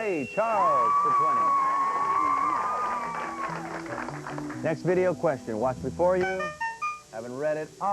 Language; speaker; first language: English; native; English